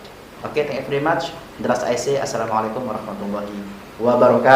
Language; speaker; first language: English; non-native, fluent; Indonesian